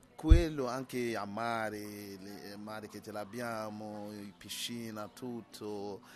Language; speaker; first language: Italian; non-native, learner; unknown